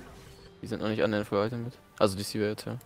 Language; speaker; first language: German; native; German